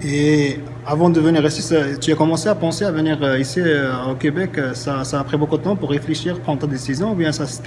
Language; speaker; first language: French; non-native, local second language; Arabic